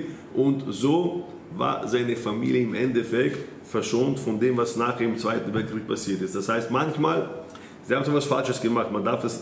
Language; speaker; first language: German; non-native, fluent; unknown